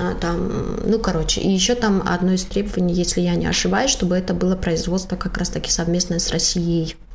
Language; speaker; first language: Russian; non-native, local second language; Tajik